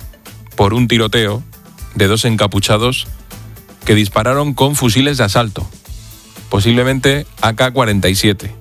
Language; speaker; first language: Spanish; native; Spanish